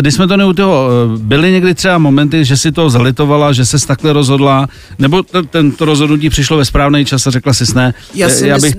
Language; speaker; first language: Czech; native; Czech